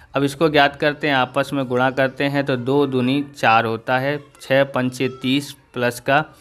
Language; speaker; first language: Hindi; non-native, local second language; Gujarati